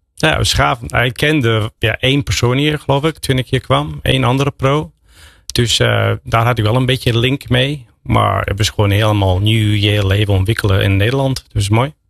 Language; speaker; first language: Dutch; non-native, fluent; English